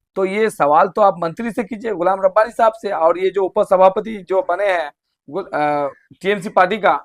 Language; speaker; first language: Hindi; non-native, local second language; Bangla